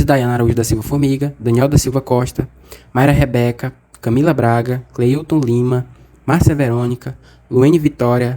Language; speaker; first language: Portuguese; native; Portuguese